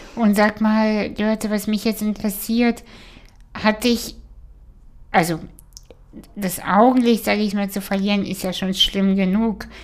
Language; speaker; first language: German; early bilingual, other home language; Russian